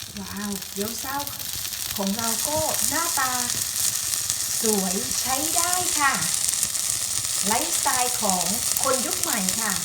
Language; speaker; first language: Thai; native; Thai